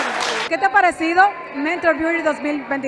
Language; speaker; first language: Spanish; native; Spanish